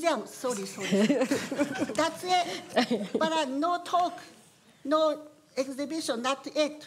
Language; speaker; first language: English; non-native, learner; Japanese